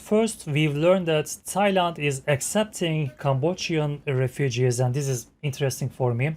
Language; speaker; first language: English; non-native, fluent; Turkish